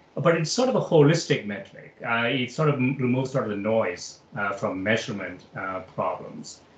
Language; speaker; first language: English; non-native, local second language; Malayalam